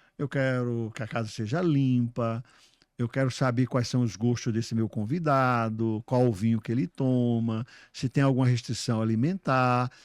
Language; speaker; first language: Portuguese; native; Portuguese